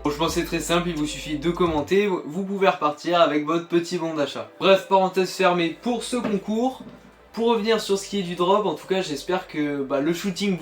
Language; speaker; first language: French; native; French